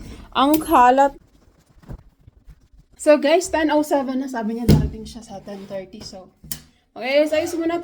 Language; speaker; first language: Filipino; non-native, local second language; Cebuano